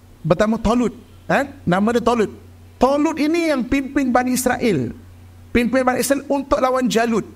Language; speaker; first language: Malay; native; Malay